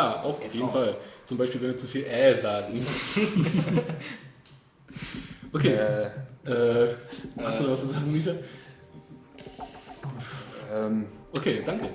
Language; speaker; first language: German; native; German